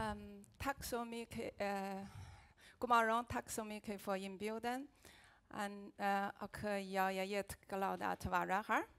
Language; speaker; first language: Swedish; non-native, learner; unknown